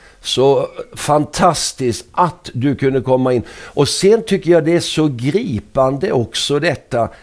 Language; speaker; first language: Swedish; native; Swedish